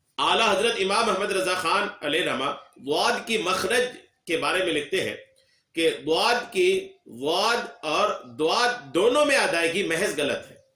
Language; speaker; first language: Urdu; native; Urdu